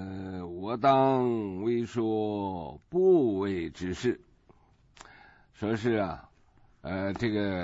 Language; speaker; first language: Chinese; native; Chinese